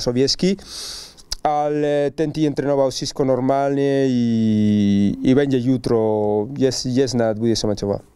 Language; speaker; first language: Polish; non-native, learner; Spanish